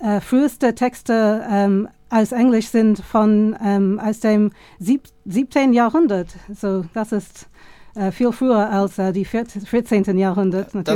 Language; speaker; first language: German; non-native, fluent; English